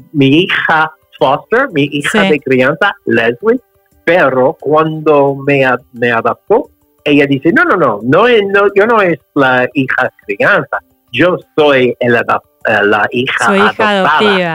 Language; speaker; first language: Spanish; non-native, learner; English